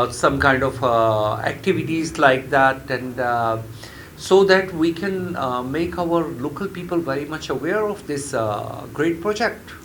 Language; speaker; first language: English; non-native, local second language; Urdu